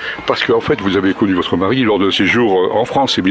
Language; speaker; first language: French; native; French